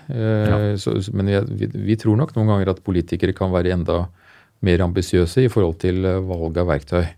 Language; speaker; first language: Norwegian; native; Norwegian